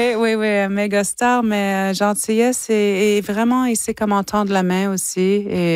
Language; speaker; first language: French; non-native, local second language; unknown